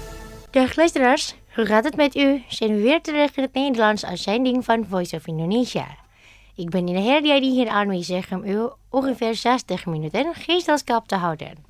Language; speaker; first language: Dutch; non-native, fluent; Indonesian